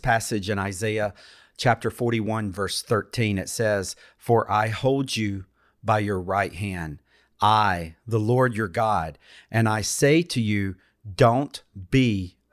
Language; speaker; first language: English; native; English